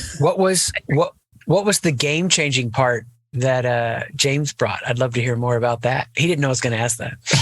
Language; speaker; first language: English; native; English